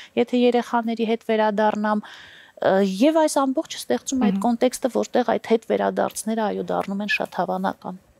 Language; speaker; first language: Armenian; native; Armenian